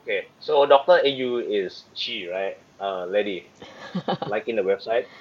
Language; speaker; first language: English; non-native, learner; Thai